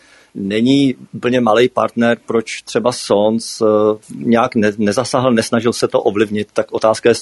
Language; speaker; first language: Czech; native; Czech